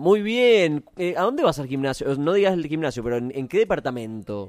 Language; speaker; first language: Spanish; native; Spanish